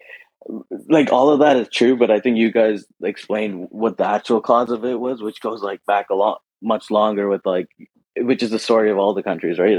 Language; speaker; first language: English; native; English